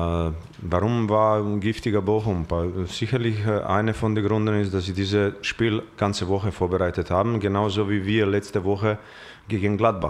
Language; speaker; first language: German; non-native, fluent; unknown